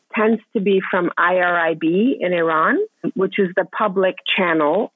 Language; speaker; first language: English; non-native, fluent; Persian